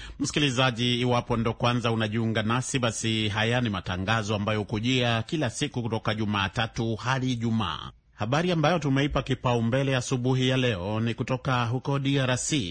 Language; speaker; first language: Swahili; non-native, local second language; Meru